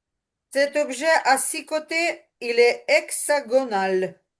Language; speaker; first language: French; non-native, learner; Ukrainian